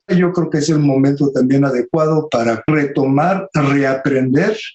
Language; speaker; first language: Spanish; native; Spanish